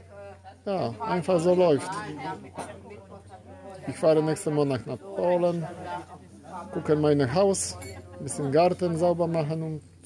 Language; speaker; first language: German; non-native, learner; Polish